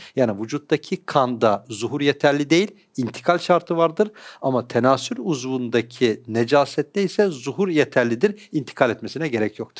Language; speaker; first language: Turkish; native; Turkish